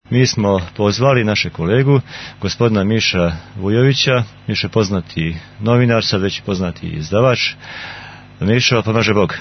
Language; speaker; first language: Serbian; native; Serbian